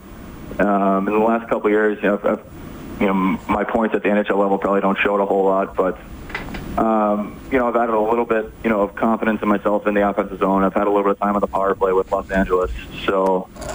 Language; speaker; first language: English; native; English